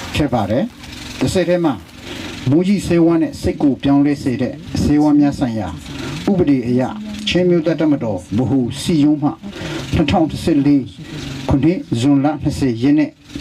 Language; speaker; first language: Burmese; non-native, local second language; Hakha Chin